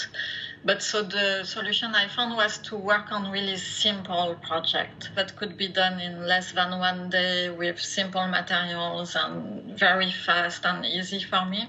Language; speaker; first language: English; non-native, fluent; French